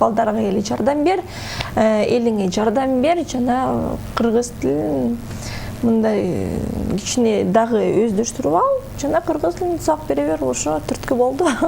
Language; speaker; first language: Kyrgyz; non-native, local second language; Russian